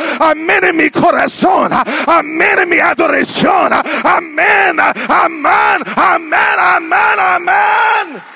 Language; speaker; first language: Spanish; non-native, learner; English